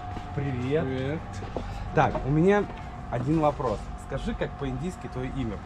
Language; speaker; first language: Russian; native; Russian